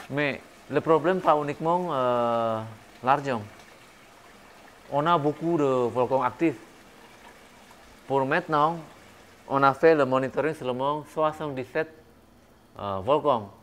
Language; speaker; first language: French; non-native, fluent; Indonesian